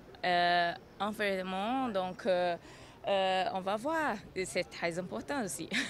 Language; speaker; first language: French; non-native, learner; Portuguese